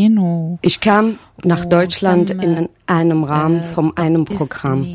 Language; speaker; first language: German; non-native, learner; Arabic